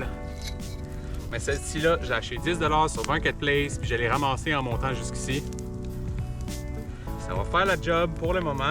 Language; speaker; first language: French; native; French